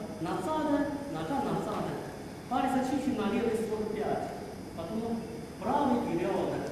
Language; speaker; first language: Russian; non-native, learner; Chinese